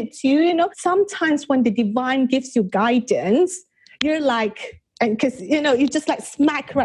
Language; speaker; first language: English; non-native, local second language; Malay